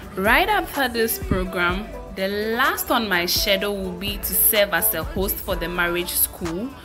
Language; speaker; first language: English; non-native, local second language; Akan